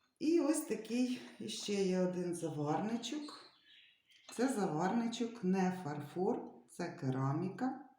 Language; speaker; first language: Ukrainian; non-native, local second language; Russian